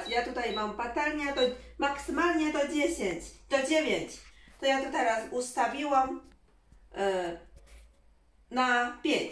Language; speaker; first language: Polish; non-native, learner; Chinese